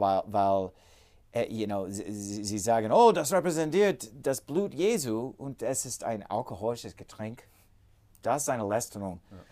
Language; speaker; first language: German; non-native, fluent; English